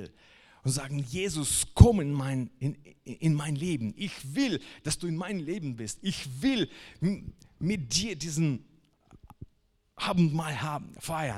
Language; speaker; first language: German; non-native, fluent; Russian